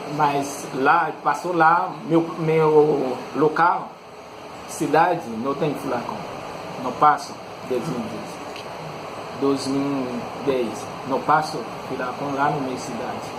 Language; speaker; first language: Portuguese; non-native, learner; Haitian Creole